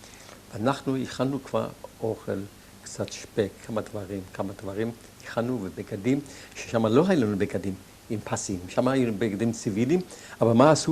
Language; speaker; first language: Hebrew; non-native, fluent; German